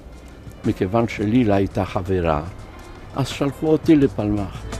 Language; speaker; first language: Hebrew; non-native, fluent; Polish